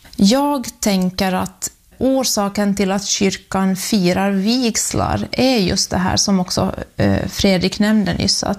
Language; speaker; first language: Swedish; native; Swedish